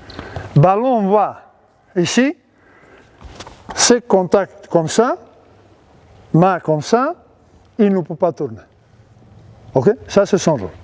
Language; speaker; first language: French; non-native, learner; Serbian